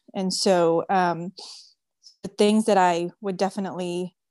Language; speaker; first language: English; early bilingual, other home language; French